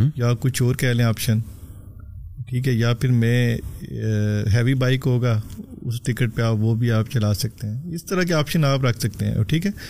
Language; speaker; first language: Urdu; non-native, local second language; Punjabi